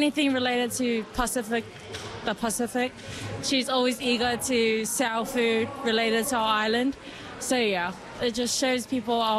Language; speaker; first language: English; native; English